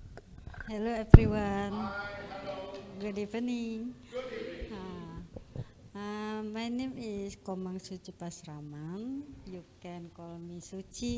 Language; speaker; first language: English; non-native, learner; Balinese